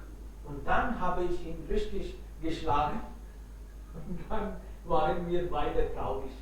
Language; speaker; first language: German; non-native, fluent; Hindi